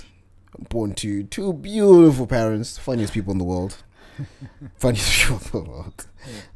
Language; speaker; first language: English; non-native, local second language; Bemba